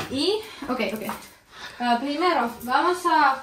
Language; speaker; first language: Spanish; non-native, learner; Finnish